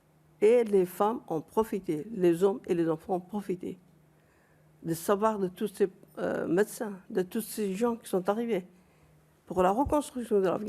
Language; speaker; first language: French; non-native, fluent; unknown